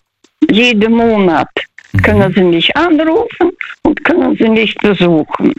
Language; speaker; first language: German; early bilingual, other home language; Russian